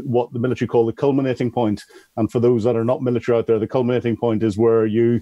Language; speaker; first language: English; native; English